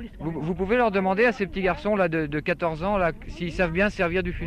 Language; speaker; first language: French; native; French